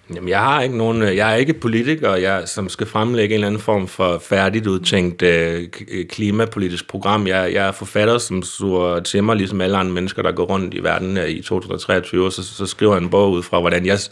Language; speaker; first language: Danish; native; Danish